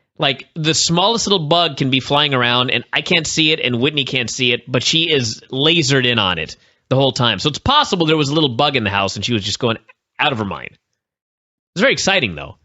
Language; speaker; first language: English; native; English